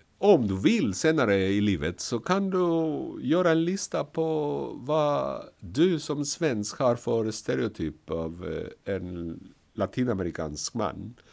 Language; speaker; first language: Swedish; non-native, fluent; Spanish